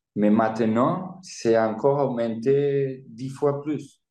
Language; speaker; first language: French; non-native, learner; Spanish